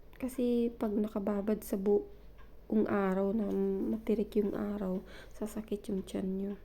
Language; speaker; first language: Filipino; non-native, local second language; Cebuano